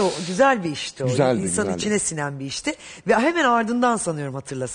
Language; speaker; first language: Turkish; native; Turkish